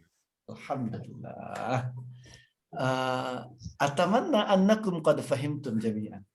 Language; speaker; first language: Arabic; non-native, fluent; Indonesian